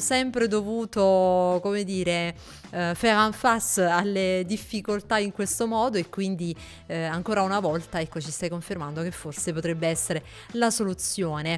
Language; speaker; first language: Italian; native; Italian